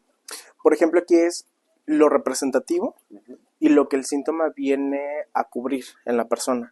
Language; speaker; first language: Spanish; native; Spanish